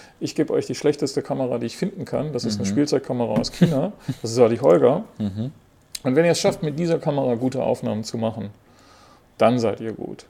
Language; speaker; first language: German; native; German